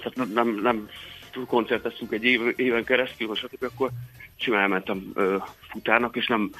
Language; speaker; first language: Hungarian; early bilingual, other home language; Russian